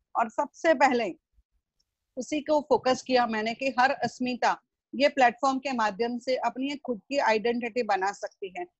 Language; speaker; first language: Hindi; non-native, local second language; Gujarati